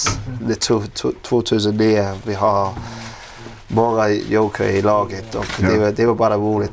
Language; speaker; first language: Swedish; non-native, learner; English